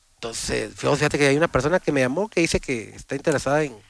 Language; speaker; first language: Spanish; native; Spanish